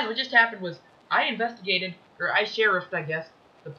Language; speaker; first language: English; native; English